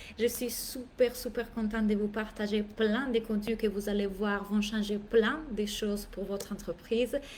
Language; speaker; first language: French; non-native, fluent; Italian